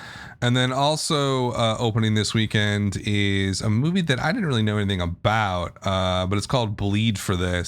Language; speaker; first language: English; native; English